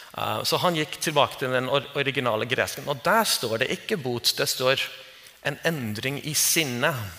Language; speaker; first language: Norwegian; non-native, fluent; English